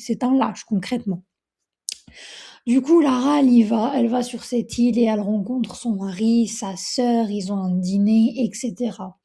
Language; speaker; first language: French; native; French